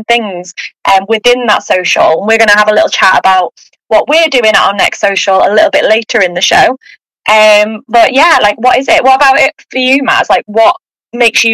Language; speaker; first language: English; native; English